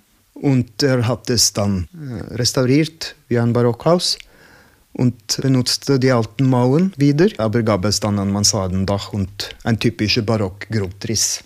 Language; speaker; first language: German; non-native, learner; Norwegian